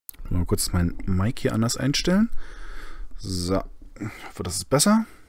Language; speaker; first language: German; native; German